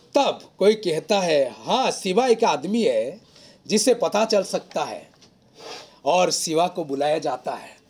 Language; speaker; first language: Hindi; non-native, local second language; Odia